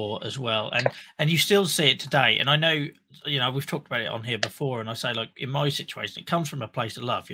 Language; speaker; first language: English; native; English